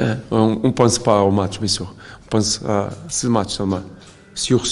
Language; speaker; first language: French; non-native, learner; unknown